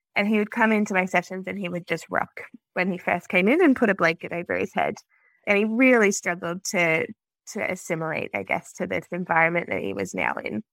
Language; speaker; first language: English; native; English